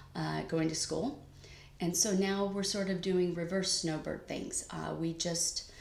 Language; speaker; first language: English; native; English